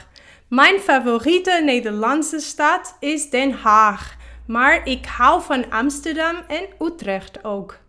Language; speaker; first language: Dutch; non-native, learner; Portuguese